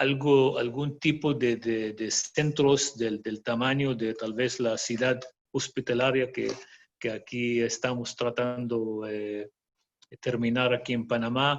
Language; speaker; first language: Spanish; non-native, fluent; Arabic